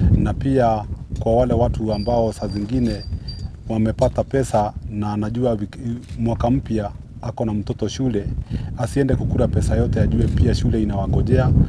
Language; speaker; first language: Swahili; non-native, local second language; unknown